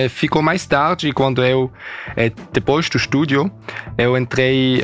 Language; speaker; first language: Portuguese; early bilingual, heritage; German